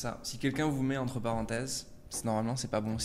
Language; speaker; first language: French; native; French